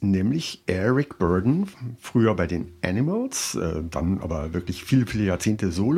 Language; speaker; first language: German; native; German